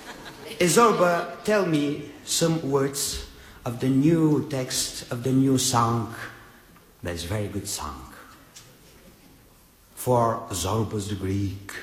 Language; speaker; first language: English; non-native, learner; Bulgarian